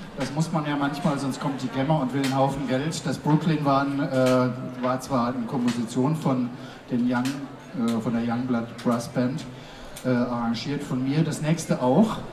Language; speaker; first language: German; native; German